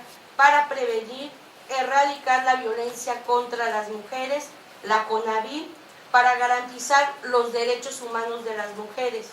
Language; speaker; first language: Spanish; native; Spanish